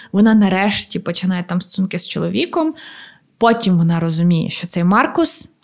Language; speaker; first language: Ukrainian; native; Ukrainian